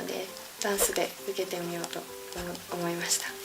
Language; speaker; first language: Japanese; native; Japanese